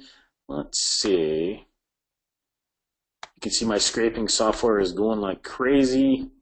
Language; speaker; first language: English; native; English